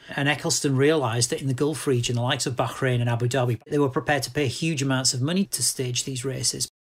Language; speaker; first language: English; native; English